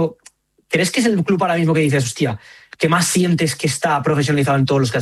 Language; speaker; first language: Spanish; native; Spanish